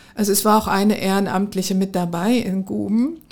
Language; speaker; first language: German; native; German